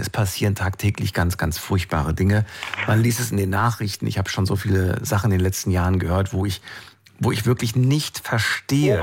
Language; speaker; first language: German; native; German